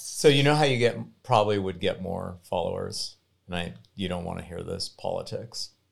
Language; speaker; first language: English; native; English